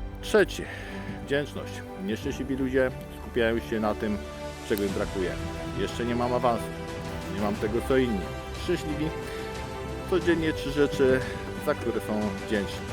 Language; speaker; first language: Polish; native; Polish